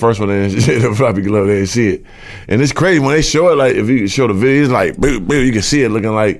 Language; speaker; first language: English; native; English